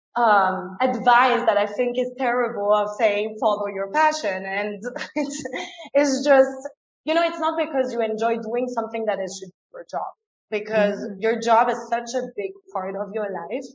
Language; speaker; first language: English; non-native, fluent; French